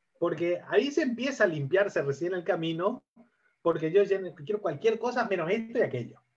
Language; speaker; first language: Spanish; native; Spanish